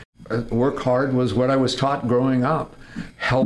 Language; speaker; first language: English; native; English